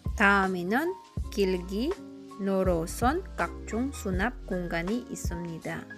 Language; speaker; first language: Korean; non-native, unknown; Filipino